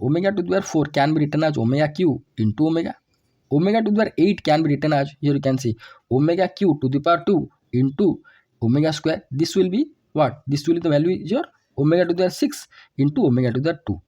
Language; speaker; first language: English; non-native, local second language; Odia